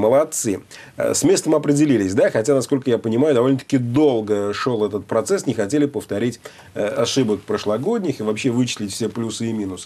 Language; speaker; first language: Russian; native; Russian